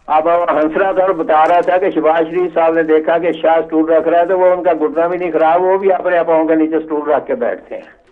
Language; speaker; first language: Urdu; non-native, local second language; Punjabi